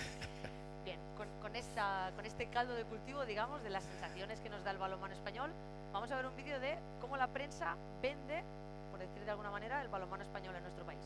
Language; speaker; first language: Spanish; native; Spanish